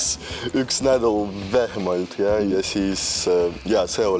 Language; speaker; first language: Estonian; non-native, local second language; Russian